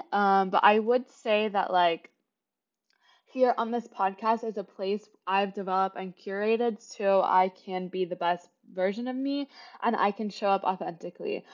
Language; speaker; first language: English; native; English